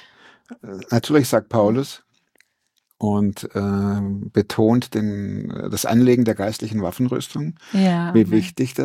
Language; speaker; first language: German; native; German